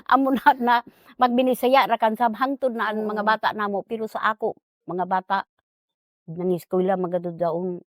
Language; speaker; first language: Cebuano; non-native, local second language; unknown